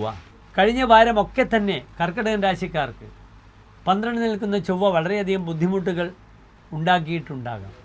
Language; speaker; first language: Malayalam; native; Malayalam